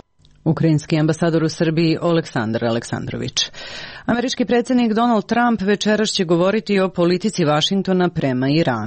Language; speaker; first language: Serbian; native; Serbian